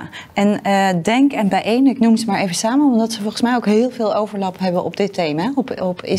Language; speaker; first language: Dutch; native; Dutch